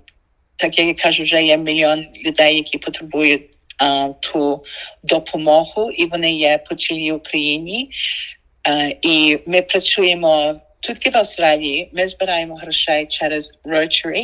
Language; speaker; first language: Ukrainian; early bilingual, heritage; Ukrainian